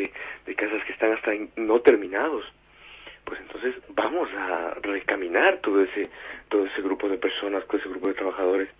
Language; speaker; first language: Spanish; native; Spanish